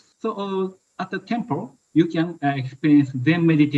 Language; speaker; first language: English; non-native, learner; Japanese